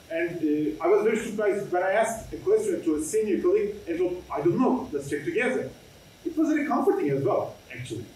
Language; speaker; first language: English; non-native, fluent; Turkish